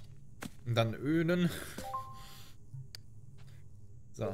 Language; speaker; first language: German; native; German